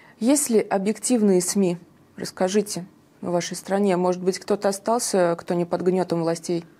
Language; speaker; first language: Russian; native; Russian